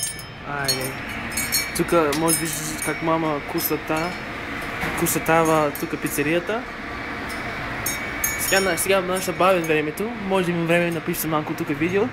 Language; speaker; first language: Bulgarian; early bilingual, heritage; Bulgarian